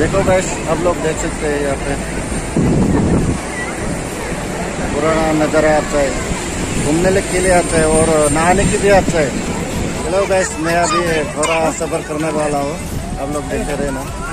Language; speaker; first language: Hindi; non-native, local second language; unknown